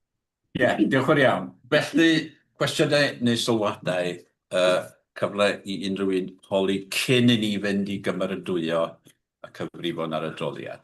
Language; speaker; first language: Welsh; native; Welsh